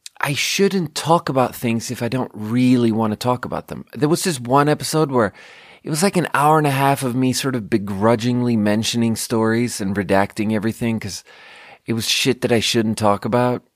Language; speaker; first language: English; native; English